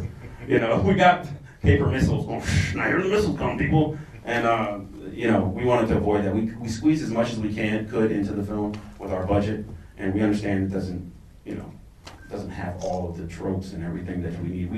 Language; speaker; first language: English; native; English